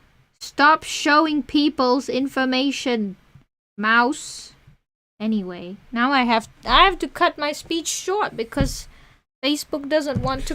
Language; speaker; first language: English; native; English